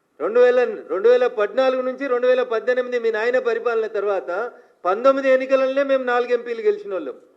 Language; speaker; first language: Telugu; native; Telugu